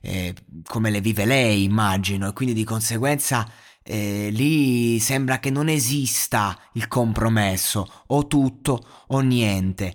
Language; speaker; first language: Italian; native; Italian